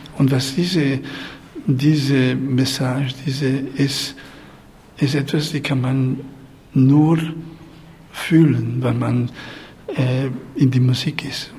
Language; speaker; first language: German; non-native, fluent; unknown